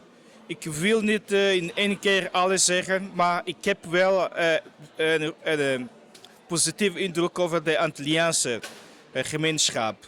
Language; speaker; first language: Dutch; non-native, fluent; Portuguese